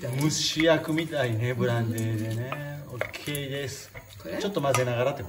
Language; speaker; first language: Japanese; native; Japanese